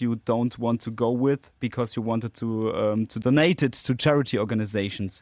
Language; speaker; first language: English; non-native, fluent; German